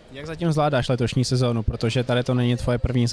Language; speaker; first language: Czech; native; Czech